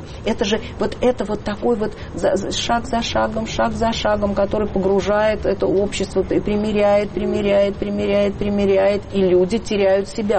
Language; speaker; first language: Russian; native; Russian